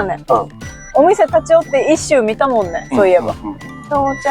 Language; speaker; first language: Japanese; native; Japanese